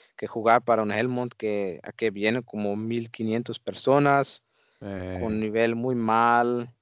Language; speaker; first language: Spanish; non-native, fluent; Dutch